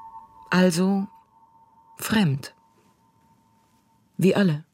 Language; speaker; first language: German; non-native, fluent; Russian